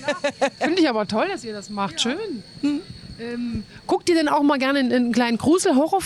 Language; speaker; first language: German; native; German